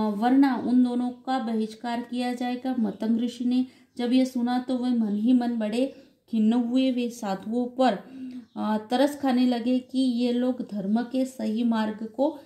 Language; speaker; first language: Hindi; non-native, local second language; Gujarati